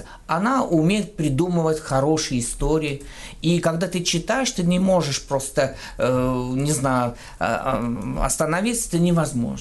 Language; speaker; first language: Russian; non-native, fluent; French